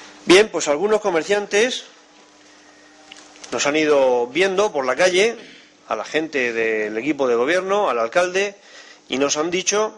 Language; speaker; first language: Spanish; native; Spanish